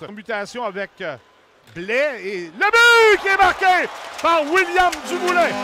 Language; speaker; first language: French; native; French